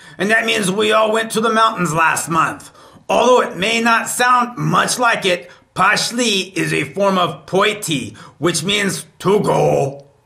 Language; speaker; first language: English; native; English